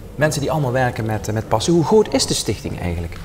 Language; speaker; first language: Dutch; native; Dutch